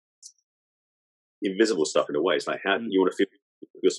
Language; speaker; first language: English; native; English